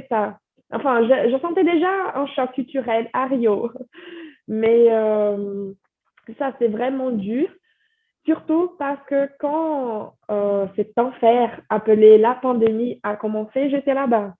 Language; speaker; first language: French; non-native, fluent; Portuguese